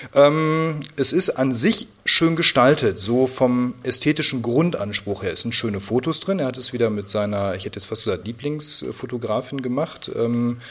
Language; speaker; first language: German; native; German